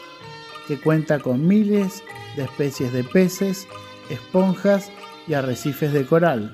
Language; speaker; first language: Spanish; non-native, fluent; Indonesian